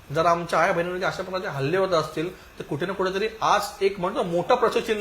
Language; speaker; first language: Marathi; native; Marathi